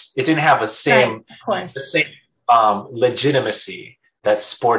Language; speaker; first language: English; native; English